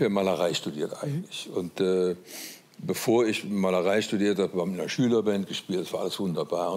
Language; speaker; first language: German; native; German